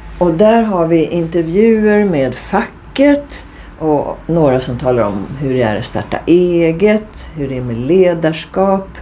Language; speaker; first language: Swedish; native; Swedish